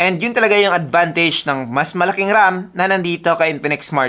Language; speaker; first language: Filipino; native; Filipino